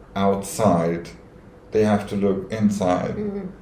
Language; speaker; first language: English; non-native, fluent; Romanian